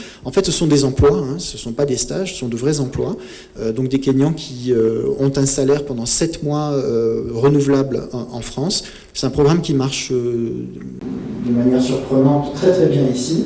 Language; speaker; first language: French; native; French